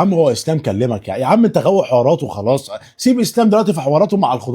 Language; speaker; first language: Arabic; native; Arabic